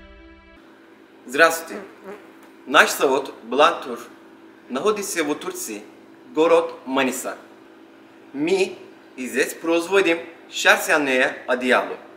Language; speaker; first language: Russian; non-native, learner; Turkish